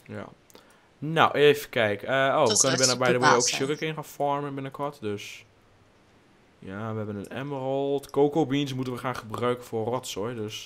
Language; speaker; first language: Dutch; native; Dutch